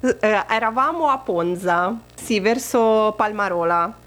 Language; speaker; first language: Italian; non-native, fluent; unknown